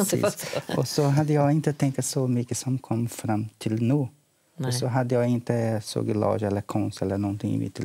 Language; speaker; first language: Swedish; non-native, learner; Portuguese